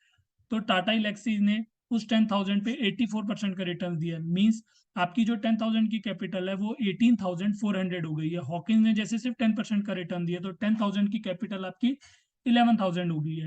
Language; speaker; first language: Hindi; native; Hindi